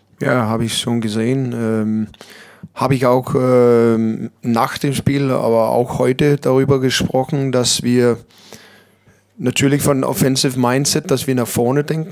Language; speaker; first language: German; non-native, learner; Danish